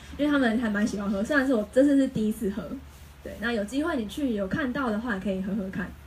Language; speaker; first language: Chinese; native; Chinese